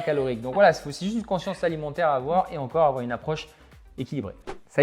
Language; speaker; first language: French; native; French